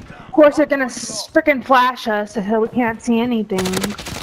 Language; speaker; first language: English; native; English